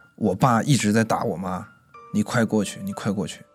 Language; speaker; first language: Chinese; native; Chinese